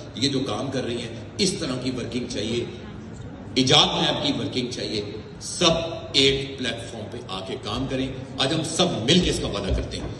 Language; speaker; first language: Urdu; early bilingual, heritage; Urdu